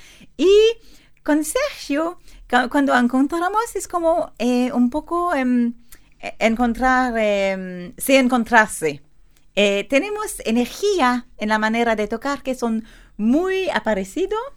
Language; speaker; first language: Spanish; non-native, learner; French